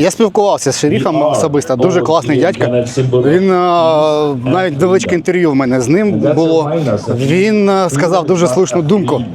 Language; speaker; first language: Ukrainian; native; Ukrainian